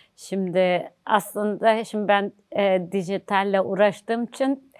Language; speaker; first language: Turkish; non-native, fluent; Azerbaijani